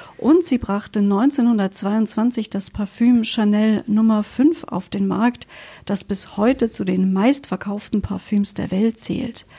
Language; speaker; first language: German; native; German